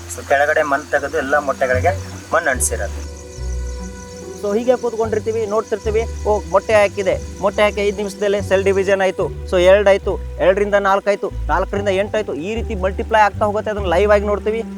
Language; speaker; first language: Kannada; native; Kannada